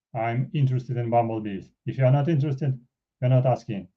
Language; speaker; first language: English; non-native, fluent; Russian